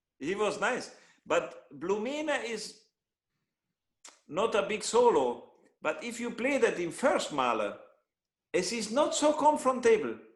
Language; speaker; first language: English; non-native, learner; Hungarian